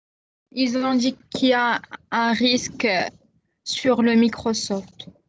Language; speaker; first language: French; non-native, local second language; Arabic